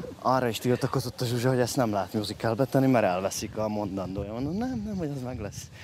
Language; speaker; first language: Hungarian; native; Hungarian